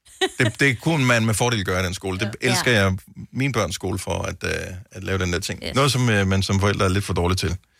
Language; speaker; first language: Danish; native; Danish